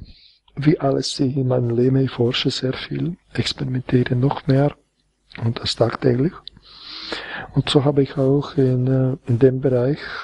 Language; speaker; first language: German; non-native, fluent; Croatian